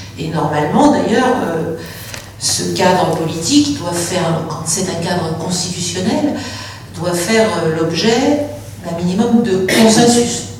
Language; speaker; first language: French; native; French